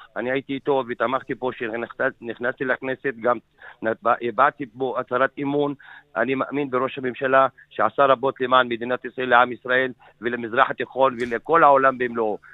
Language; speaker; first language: Hebrew; non-native, local second language; Arabic